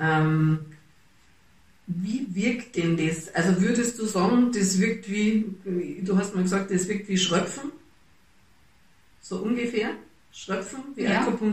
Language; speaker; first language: German; native; German